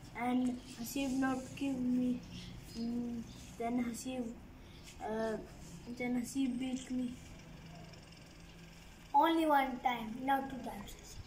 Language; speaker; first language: English; non-native, learner; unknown